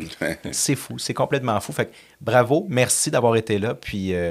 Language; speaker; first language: French; native; French